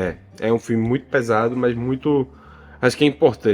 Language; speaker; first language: Portuguese; native; Portuguese